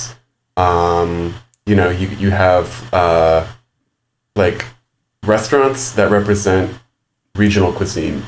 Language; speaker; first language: English; native; English